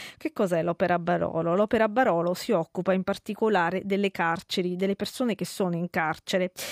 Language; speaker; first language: Italian; native; Italian